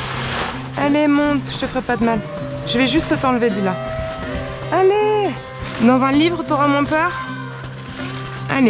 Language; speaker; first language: French; native; French